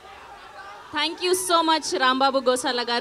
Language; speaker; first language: Telugu; native; Telugu